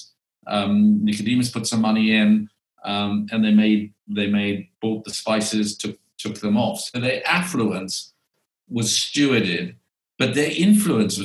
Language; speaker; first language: English; native; English